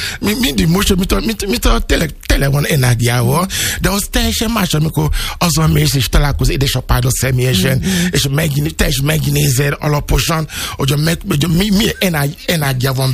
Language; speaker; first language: Hungarian; non-native, fluent; Yoruba